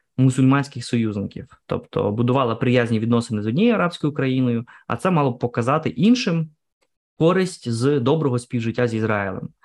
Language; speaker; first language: Ukrainian; native; Ukrainian